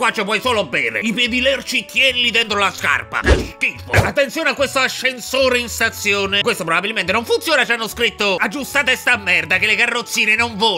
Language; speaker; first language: Italian; native; Italian